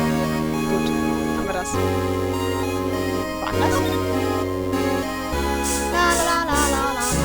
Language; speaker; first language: German; native; German